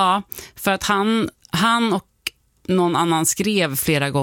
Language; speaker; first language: Swedish; native; Swedish